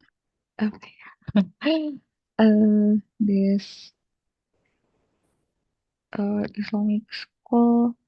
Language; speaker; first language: English; non-native, learner; Indonesian